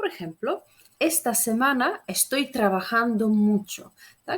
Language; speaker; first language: Spanish; non-native, fluent; Polish